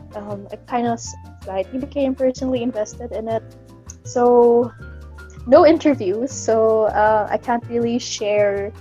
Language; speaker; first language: English; non-native, local second language; Cebuano